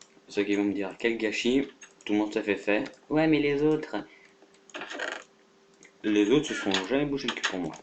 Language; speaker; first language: French; native; French